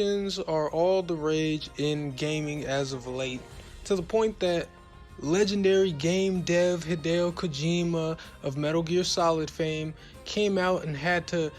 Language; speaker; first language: English; native; English